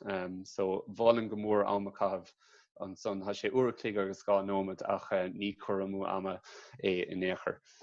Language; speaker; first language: Irish; native; Irish